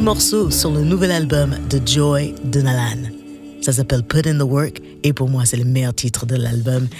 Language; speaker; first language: French; non-native, fluent; English